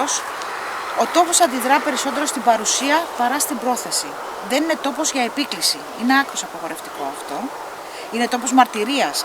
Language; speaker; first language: Greek; native; Greek